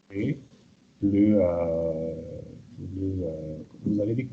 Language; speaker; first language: French; non-native, fluent; Persian